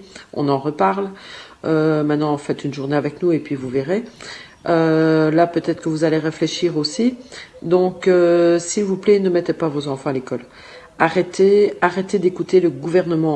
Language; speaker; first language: French; native; French